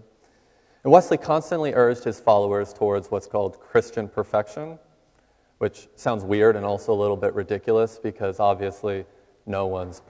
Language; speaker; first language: English; native; English